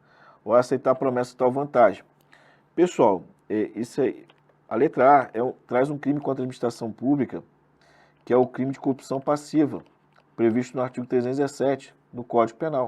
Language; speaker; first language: Portuguese; native; Portuguese